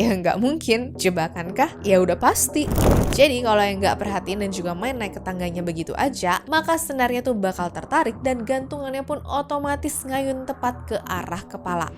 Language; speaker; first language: Indonesian; native; Indonesian